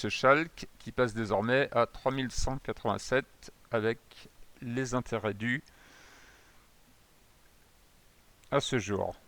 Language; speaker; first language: French; native; French